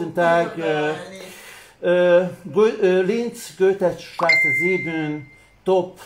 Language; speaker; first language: German; non-native, learner; Hungarian